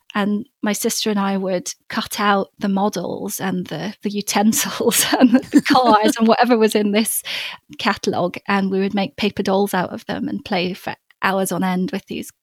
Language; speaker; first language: English; native; English